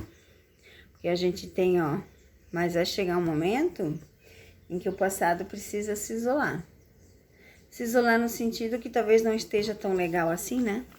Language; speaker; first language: Portuguese; native; Portuguese